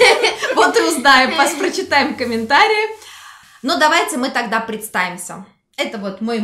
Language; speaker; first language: Russian; native; Russian